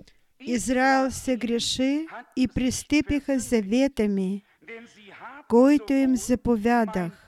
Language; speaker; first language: Bulgarian; non-native, fluent; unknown